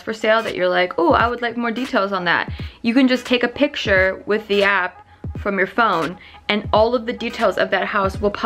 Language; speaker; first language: English; native; English